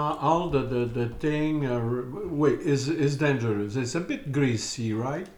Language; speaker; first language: English; non-native, learner; French